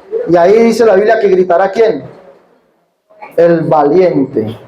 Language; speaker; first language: Spanish; native; Spanish